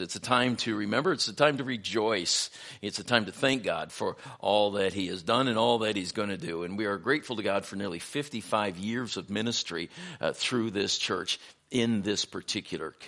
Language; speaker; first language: English; native; English